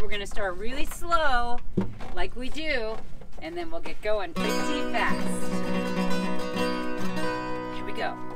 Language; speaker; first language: English; native; English